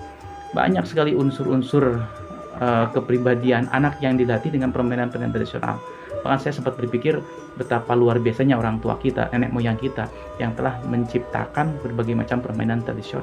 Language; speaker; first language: Indonesian; non-native, local second language; Sundanese